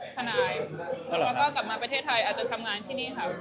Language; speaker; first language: Thai; native; Thai